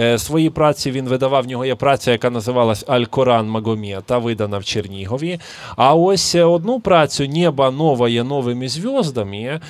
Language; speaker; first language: Ukrainian; native; Ukrainian